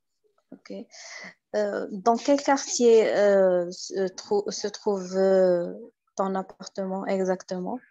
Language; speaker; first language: French; non-native, learner; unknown